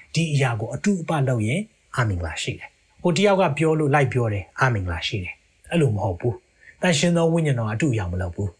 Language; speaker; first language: Burmese; native; Burmese